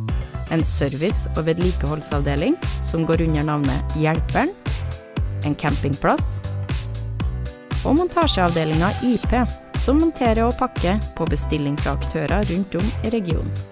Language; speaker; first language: Norwegian; native; Norwegian